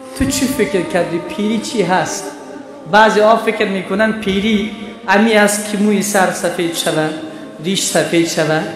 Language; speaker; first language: Persian; native; Persian